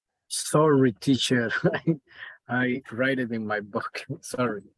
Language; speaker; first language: English; non-native, learner; Spanish